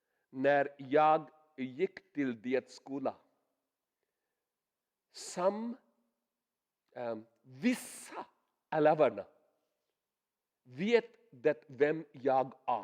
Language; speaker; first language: Swedish; non-native, learner; Urdu